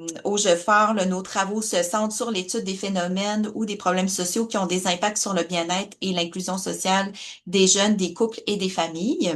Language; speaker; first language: French; native; French